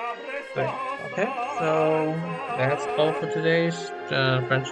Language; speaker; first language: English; non-native, fluent; Chinese